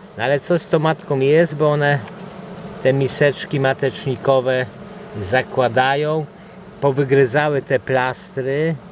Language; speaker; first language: Polish; native; Polish